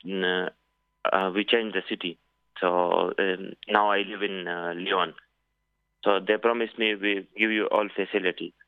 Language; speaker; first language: English; non-native, learner; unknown